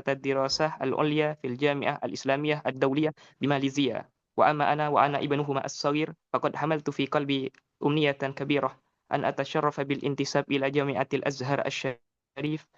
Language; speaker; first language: Arabic; non-native, learner; Madurese